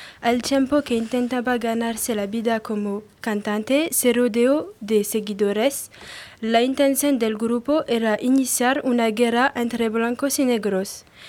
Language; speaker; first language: Spanish; non-native, learner; French